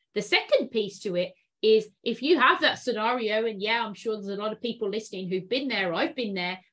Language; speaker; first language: English; native; English